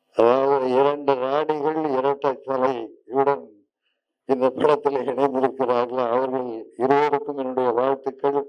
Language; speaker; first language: Tamil; native; Tamil